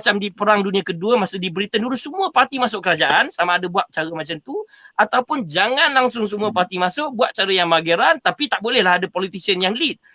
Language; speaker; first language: Malay; native; Malay